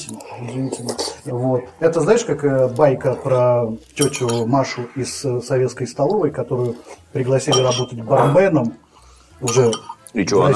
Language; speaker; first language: Russian; native; Russian